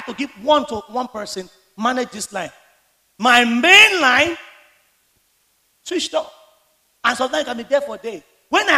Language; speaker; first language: English; non-native, local second language; Yoruba